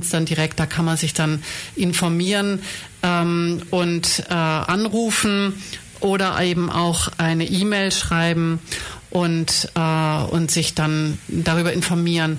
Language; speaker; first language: German; native; German